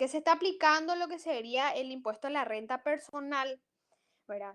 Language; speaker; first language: Spanish; native; Spanish